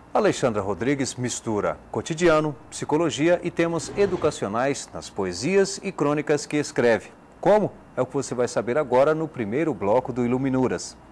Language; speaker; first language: Portuguese; native; Portuguese